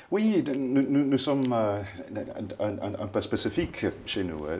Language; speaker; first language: French; non-native, fluent; English